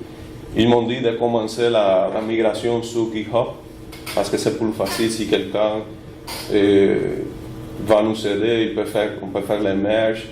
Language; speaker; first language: French; non-native, fluent; Spanish